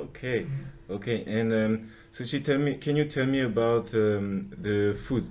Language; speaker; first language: English; non-native, local second language; French